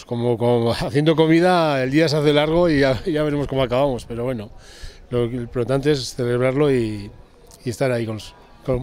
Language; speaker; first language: Spanish; native; Spanish